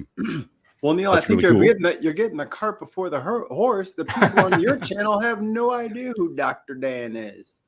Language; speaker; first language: English; native; English